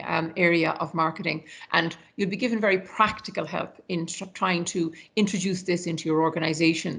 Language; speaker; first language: English; native; English